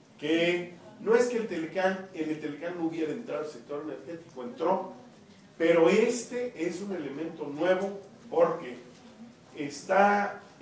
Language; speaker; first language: Spanish; native; Spanish